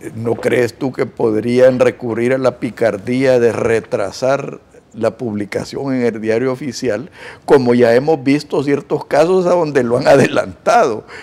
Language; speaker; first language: Spanish; native; Spanish